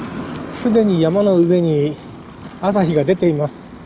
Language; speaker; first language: Japanese; native; Japanese